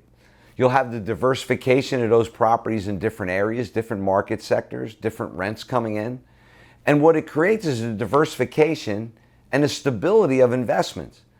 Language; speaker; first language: English; native; English